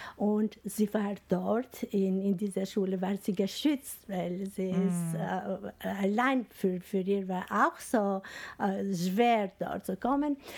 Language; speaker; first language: German; non-native, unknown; Albanian